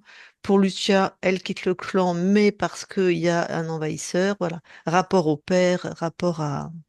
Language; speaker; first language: French; native; French